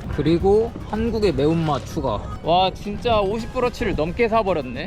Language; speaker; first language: Korean; native; Korean